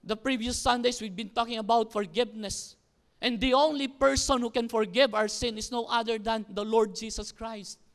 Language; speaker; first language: English; non-native, local second language; Filipino